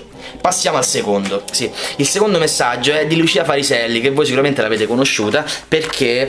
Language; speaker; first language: Italian; native; Italian